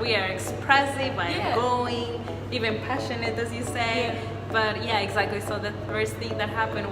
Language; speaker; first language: English; non-native, fluent; Spanish